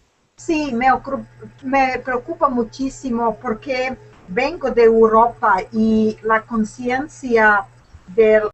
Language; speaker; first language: Spanish; non-native, learner; English